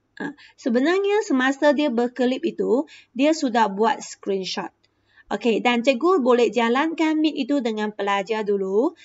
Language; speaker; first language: Malay; non-native, local second language; Chinese